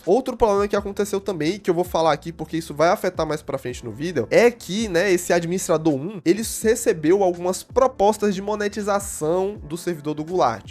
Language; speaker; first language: Portuguese; native; Portuguese